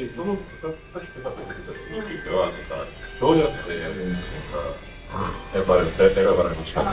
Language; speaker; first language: Japanese; non-native, fluent; English